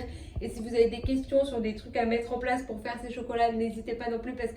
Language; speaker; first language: French; native; French